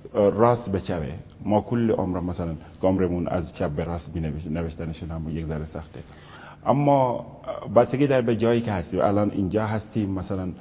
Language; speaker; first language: Persian; non-native, fluent; Wolof